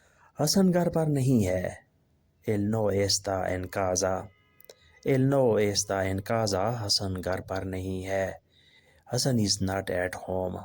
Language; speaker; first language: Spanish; non-native, learner; Urdu